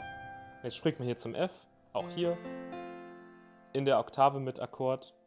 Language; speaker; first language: German; native; German